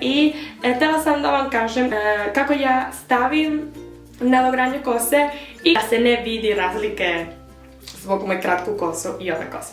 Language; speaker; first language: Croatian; early bilingual, heritage; Spanish